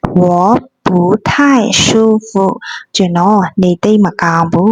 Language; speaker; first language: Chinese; non-native, fluent; Burmese